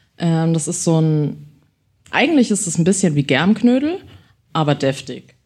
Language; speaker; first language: German; early bilingual, other home language; Chinese